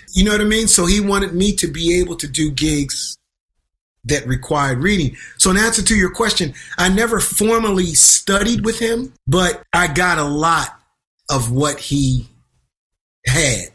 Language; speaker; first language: English; native; English